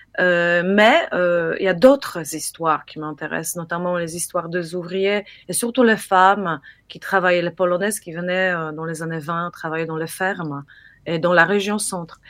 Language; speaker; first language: French; non-native, fluent; Polish